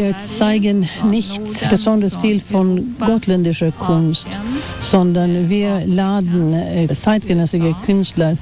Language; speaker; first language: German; non-native, fluent; Swedish